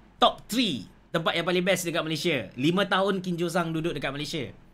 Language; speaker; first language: Malay; native; Malay